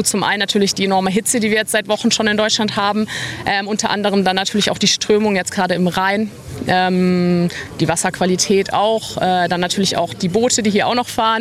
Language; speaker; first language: German; native; German